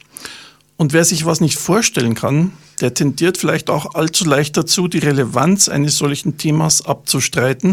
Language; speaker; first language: German; native; German